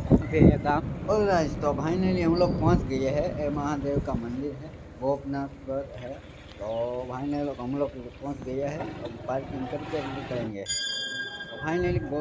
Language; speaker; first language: Hindi; non-native, local second language; Gujarati